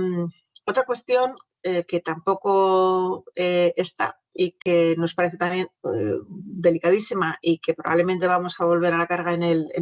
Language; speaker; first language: Spanish; native; Spanish